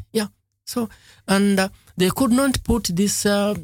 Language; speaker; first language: English; non-native, local second language; Ganda